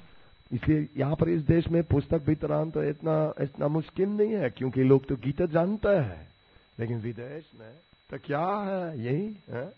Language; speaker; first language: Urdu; non-native, learner; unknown